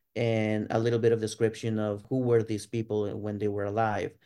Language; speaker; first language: English; non-native, fluent; Spanish